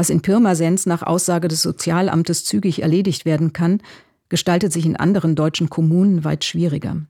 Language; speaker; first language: German; native; German